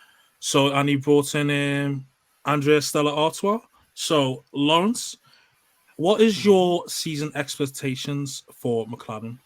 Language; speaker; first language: English; native; English